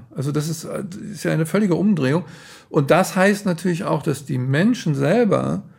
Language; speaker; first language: German; native; German